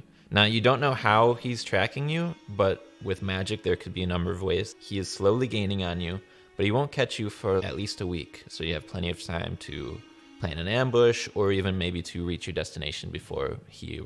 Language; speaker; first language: English; native; English